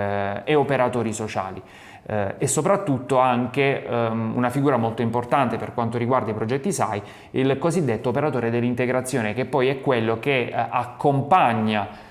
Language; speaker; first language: Italian; native; Italian